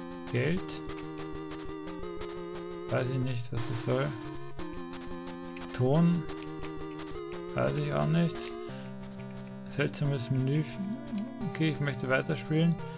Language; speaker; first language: German; native; German